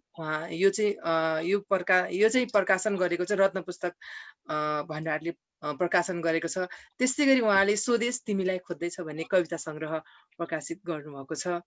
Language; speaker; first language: Nepali; native; Nepali